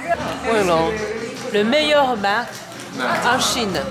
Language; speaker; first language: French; non-native, learner; Chinese